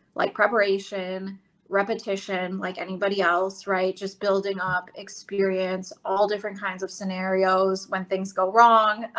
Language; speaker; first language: English; native; English